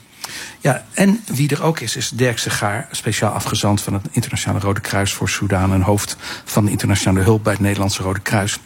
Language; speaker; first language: Dutch; native; Dutch